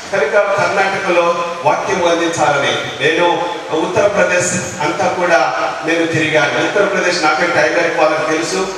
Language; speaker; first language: Telugu; non-native, local second language; Lambadi